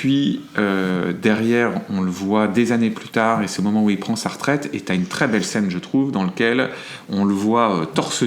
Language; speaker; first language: French; native; French